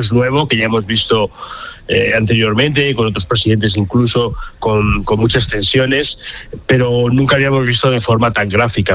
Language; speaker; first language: Spanish; native; Spanish